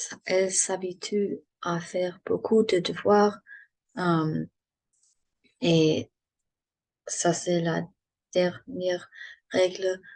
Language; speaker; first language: French; non-native, learner; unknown